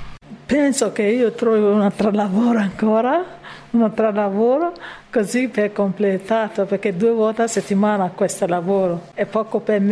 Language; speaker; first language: Italian; non-native, learner; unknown